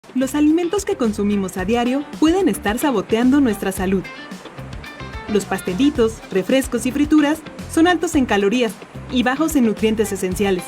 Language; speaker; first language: Spanish; native; Spanish